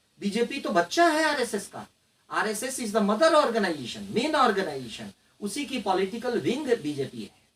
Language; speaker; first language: Hindi; non-native, local second language; Maithili